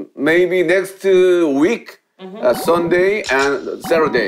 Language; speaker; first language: English; non-native, learner; Korean